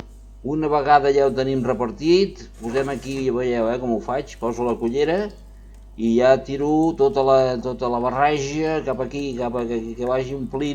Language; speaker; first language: Catalan; non-native, local second language; Spanish